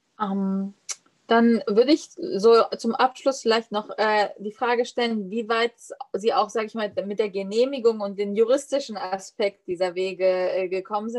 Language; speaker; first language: German; native; German